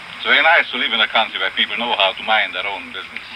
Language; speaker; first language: English; non-native, fluent; Hungarian